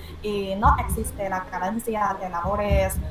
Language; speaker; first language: Spanish; non-native, fluent; Chinese